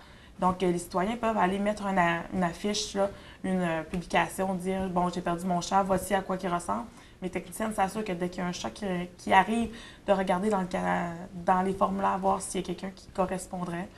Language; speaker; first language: French; native; French